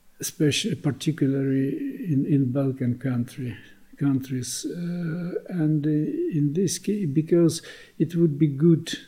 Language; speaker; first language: English; non-native, learner; Ukrainian